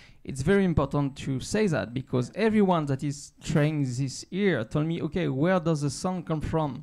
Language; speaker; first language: English; non-native, fluent; French